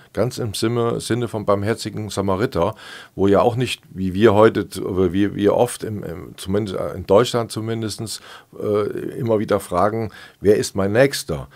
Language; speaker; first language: German; native; German